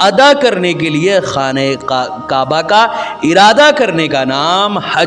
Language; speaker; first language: Urdu; native; Urdu